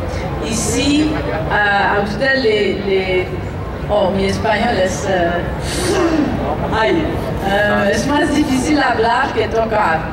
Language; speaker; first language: Spanish; non-native, learner; French